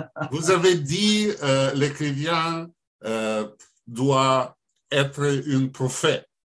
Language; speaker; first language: French; non-native, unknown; Russian